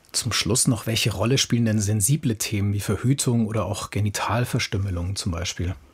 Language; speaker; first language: German; native; German